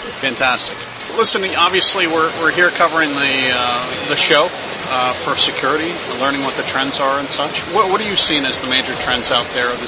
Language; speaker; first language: English; native; English